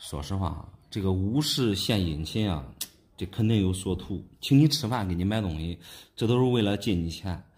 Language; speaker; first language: Chinese; native; Chinese